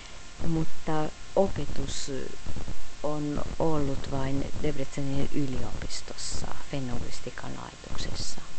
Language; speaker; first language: Finnish; non-native, fluent; Hungarian